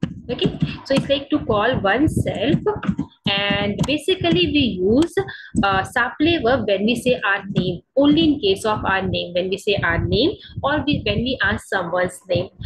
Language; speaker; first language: English; non-native, local second language; Hindi